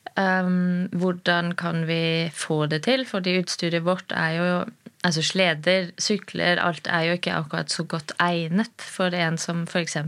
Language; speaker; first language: Norwegian; non-native, fluent; German